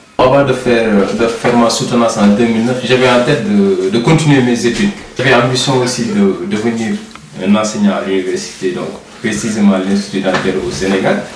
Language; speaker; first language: French; non-native, local second language; Wolof